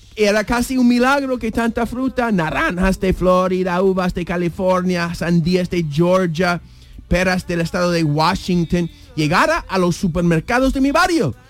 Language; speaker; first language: Spanish; non-native, fluent; English